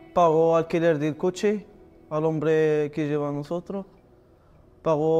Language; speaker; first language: Spanish; non-native, learner; Arabic